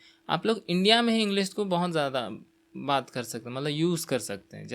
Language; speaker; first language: Hindi; non-native, local second language; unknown